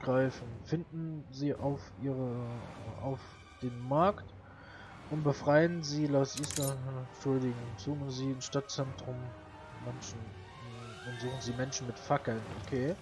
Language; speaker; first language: German; native; German